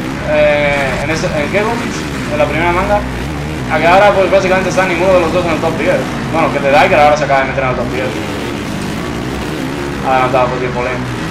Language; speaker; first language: Spanish; native; Spanish